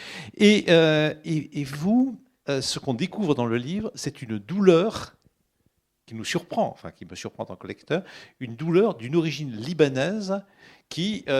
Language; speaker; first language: French; native; French